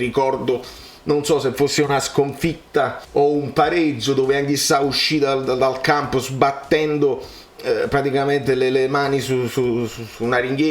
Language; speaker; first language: Italian; native; Italian